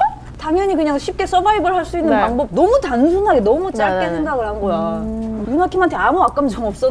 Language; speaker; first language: Korean; native; Korean